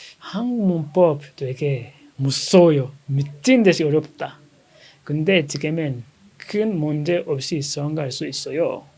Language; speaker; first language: Korean; non-native, fluent; Kinyarwanda